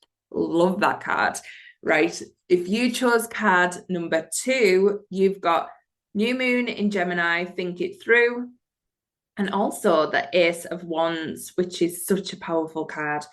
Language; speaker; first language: English; native; English